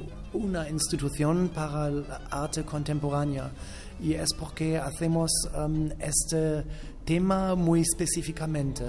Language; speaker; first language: Spanish; non-native, learner; German